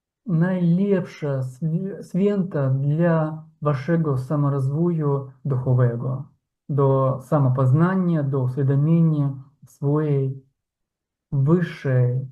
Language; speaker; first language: Polish; non-native, fluent; Ukrainian